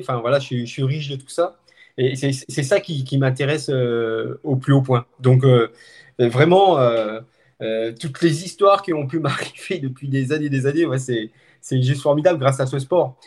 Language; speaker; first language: French; native; French